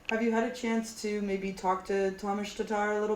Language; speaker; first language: English; native; English